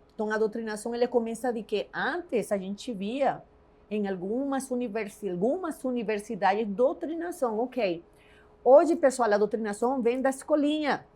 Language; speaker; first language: Portuguese; non-native, fluent; Spanish